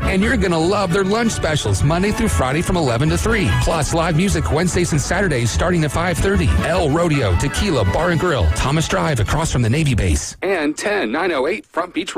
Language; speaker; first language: English; native; English